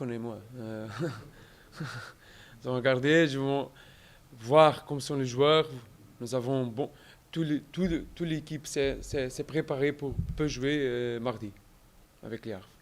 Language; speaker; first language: French; non-native, learner; Portuguese